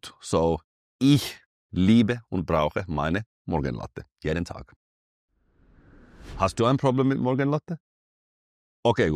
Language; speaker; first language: German; non-native, fluent; Finnish